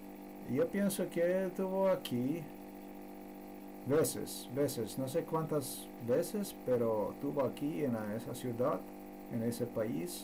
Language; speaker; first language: Spanish; non-native, learner; Slovenian